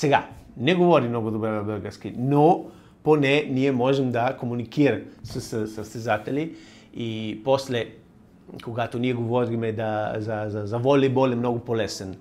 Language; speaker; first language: Bulgarian; non-native, learner; Italian